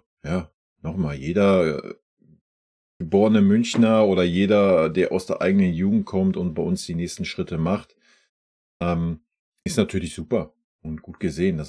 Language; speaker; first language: German; native; German